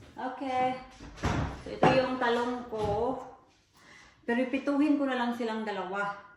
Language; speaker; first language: Filipino; non-native, local second language; Cebuano